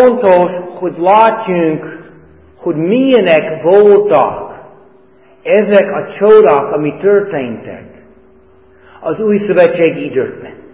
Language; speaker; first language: Hungarian; non-native, fluent; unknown